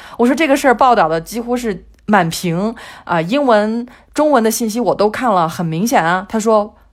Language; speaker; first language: Chinese; native; Chinese